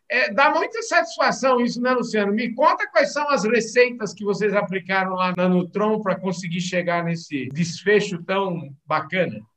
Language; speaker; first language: Portuguese; native; Portuguese